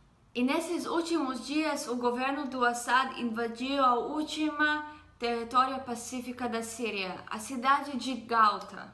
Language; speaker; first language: Portuguese; non-native, fluent; Hebrew